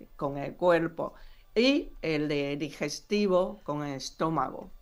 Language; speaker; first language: Spanish; non-native, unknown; Chinese